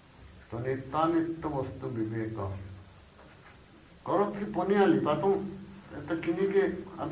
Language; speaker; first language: Russian; non-native, learner; Bangla